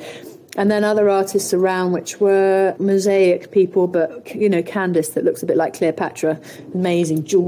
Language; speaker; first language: English; native; English